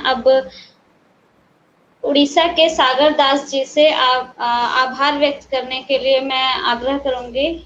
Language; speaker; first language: Hindi; native; Hindi